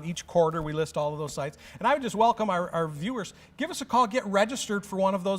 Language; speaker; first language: English; native; English